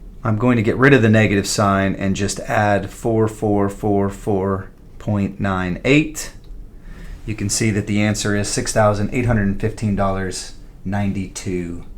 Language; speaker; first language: English; native; English